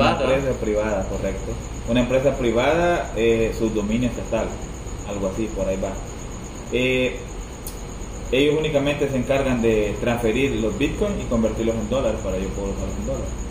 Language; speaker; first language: Spanish; native; Spanish